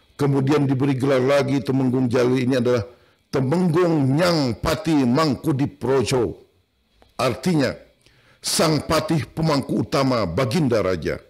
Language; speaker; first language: Indonesian; non-native, local second language; Banjar